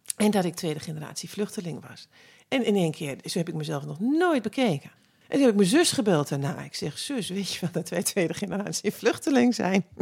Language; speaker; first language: Dutch; native; Dutch